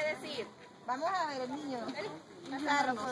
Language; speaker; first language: Spanish; native; Spanish